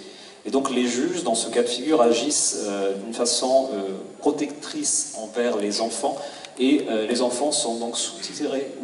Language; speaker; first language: French; native; French